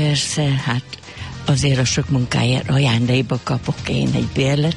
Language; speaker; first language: Hungarian; native; Hungarian